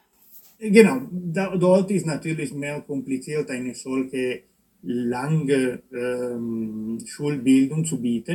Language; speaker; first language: German; non-native, fluent; Italian